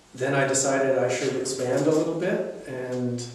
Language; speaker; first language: English; native; English